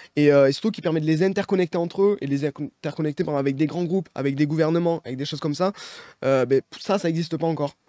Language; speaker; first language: French; native; French